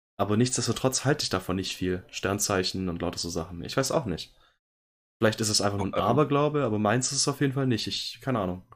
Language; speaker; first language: German; native; German